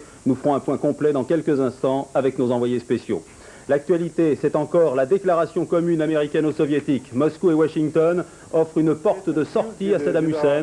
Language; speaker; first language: French; native; French